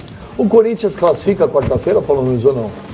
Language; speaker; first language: Portuguese; native; Portuguese